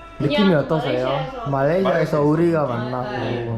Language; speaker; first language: Korean; non-native, learner; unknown